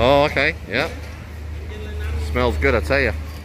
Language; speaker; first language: English; native; English